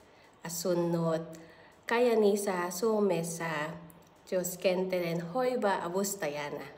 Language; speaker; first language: Finnish; non-native, learner; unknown